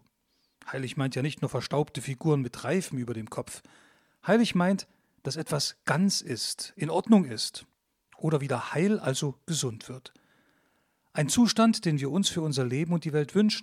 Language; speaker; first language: German; native; German